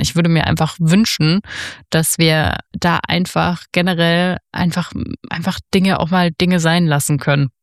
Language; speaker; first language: German; native; German